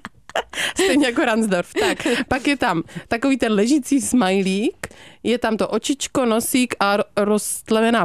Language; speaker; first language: Czech; native; Czech